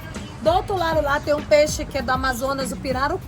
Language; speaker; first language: Portuguese; native; Portuguese